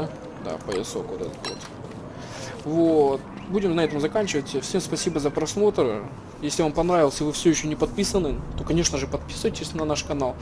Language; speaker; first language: Russian; native; Russian